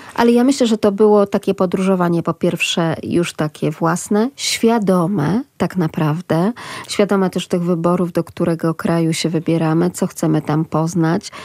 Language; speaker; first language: Polish; native; Polish